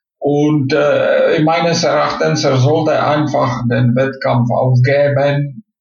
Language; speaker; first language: German; non-native, fluent; Czech